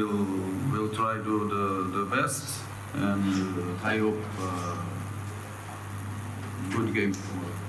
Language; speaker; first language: English; non-native, learner; Portuguese